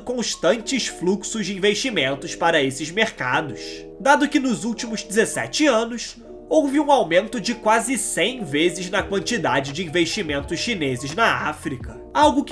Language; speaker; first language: Portuguese; native; Portuguese